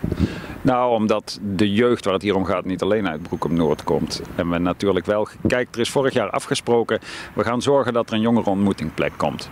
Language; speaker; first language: Dutch; native; Dutch